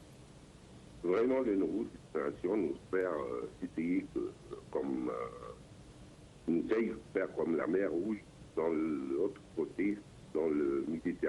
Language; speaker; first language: French; non-native, learner; Arabic